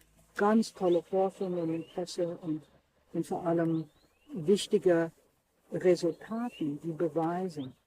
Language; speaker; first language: German; non-native, fluent; English